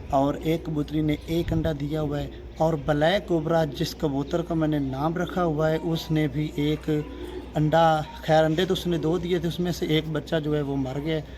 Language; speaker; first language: Urdu; native; Urdu